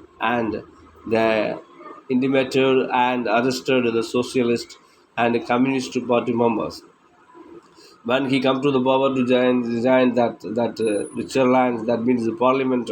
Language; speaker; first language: English; non-native, local second language; Tamil